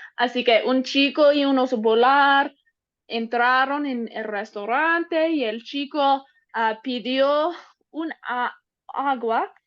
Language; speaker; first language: Spanish; non-native, learner; English